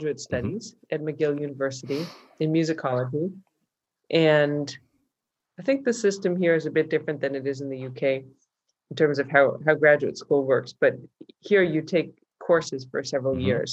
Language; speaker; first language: English; native; English